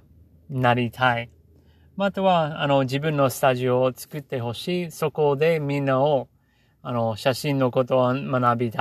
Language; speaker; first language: Japanese; non-native, learner; English